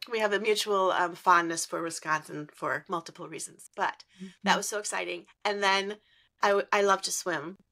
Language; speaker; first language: English; native; English